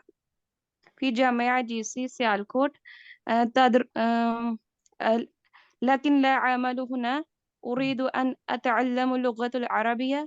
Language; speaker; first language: Arabic; non-native, learner; Urdu